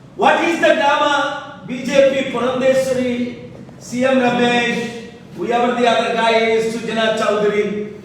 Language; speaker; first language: English; non-native, local second language; Telugu